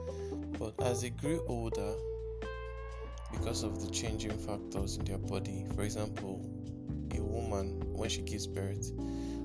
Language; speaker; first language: English; non-native, local second language; Yoruba